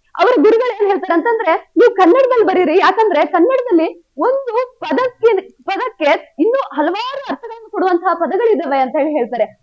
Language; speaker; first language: Kannada; native; Kannada